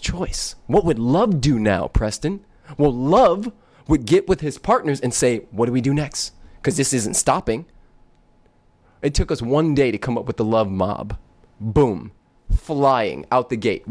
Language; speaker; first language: English; native; English